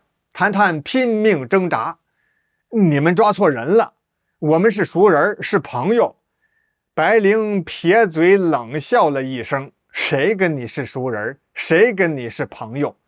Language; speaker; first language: Chinese; native; Chinese